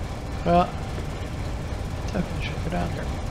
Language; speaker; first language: English; native; English